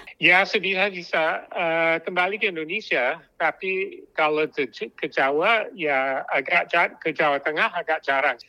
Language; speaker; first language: Indonesian; non-native, fluent; English